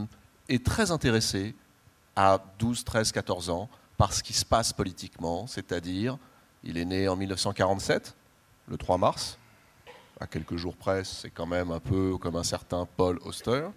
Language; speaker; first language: French; native; French